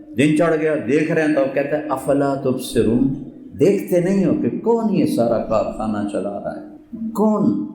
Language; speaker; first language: Urdu; non-native, local second language; Punjabi